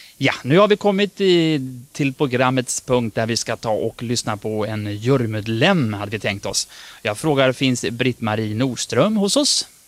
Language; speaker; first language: Swedish; native; Swedish